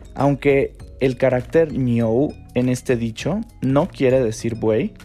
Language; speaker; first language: Spanish; non-native, fluent; Chinese